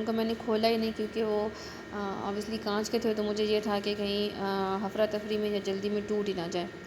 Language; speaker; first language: Urdu; native; Urdu